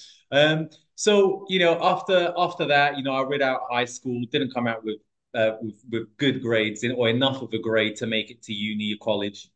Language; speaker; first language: English; early bilingual, other home language; Portuguese